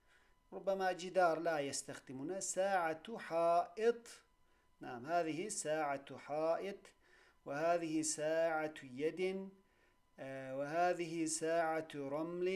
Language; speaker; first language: Arabic; non-native, fluent; Turkish